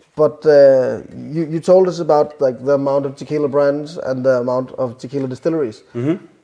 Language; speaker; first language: English; non-native, fluent; Danish